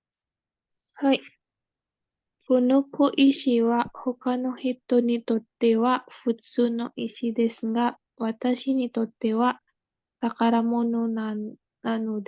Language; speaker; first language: Japanese; non-native, learner; Indonesian